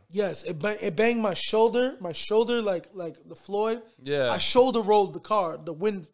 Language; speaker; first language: English; native; English